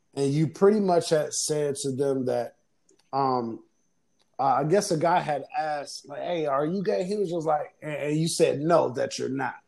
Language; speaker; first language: English; native; English